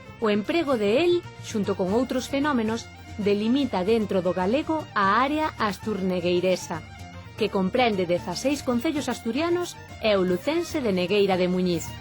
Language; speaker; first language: Galician; native; Galician